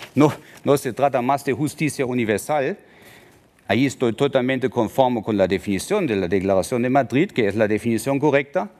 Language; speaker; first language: Spanish; non-native, fluent; German